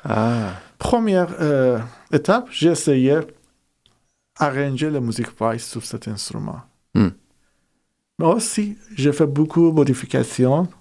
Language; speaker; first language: French; non-native, fluent; Persian